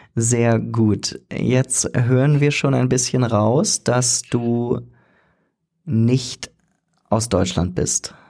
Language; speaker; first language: German; native; German